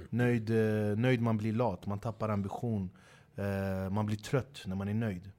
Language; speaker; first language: Swedish; early bilingual, other home language; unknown